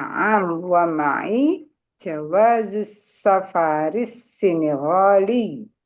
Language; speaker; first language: Arabic; non-native, learner; Indonesian